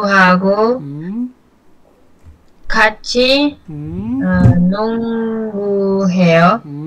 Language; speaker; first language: Korean; non-native, learner; Indonesian